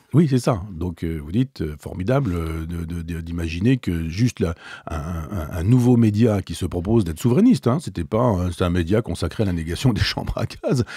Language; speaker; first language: French; native; French